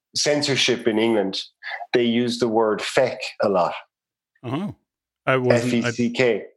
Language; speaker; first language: English; native; English